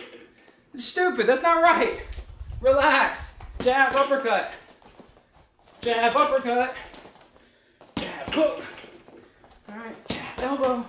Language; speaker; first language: English; native; English